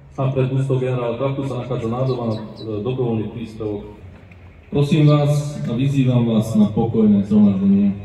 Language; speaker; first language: Slovak; non-native, local second language; Hungarian